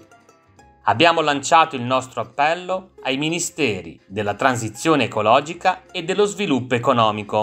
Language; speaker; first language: Italian; native; Italian